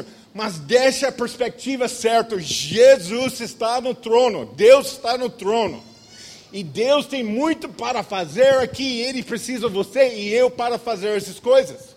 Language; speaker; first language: Portuguese; non-native, fluent; English